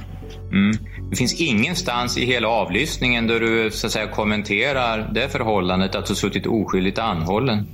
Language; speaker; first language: Swedish; native; Swedish